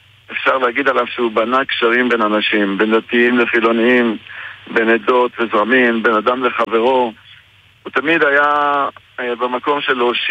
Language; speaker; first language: Hebrew; native; Hebrew